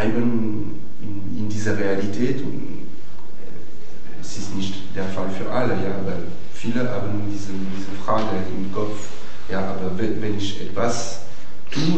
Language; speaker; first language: German; non-native, fluent; French